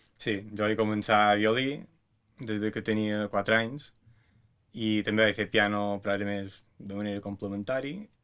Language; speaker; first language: Catalan; native; Catalan